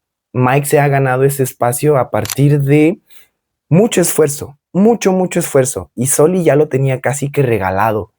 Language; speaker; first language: Spanish; native; Spanish